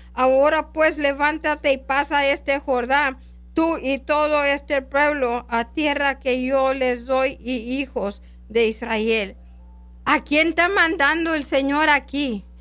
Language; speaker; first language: Spanish; non-native, local second language; English